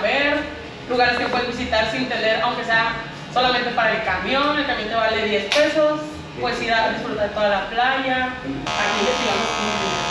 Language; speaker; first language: Spanish; native; Spanish